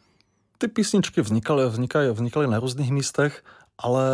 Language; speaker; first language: Czech; native; Czech